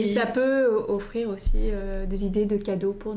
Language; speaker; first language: French; native; French